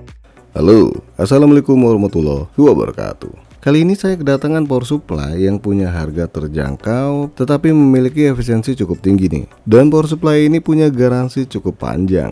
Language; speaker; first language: Indonesian; native; Indonesian